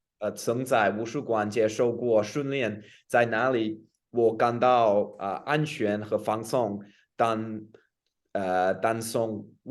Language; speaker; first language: Chinese; non-native, fluent; English